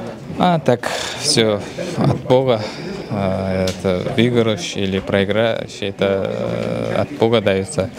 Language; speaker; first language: Russian; non-native, fluent; Uzbek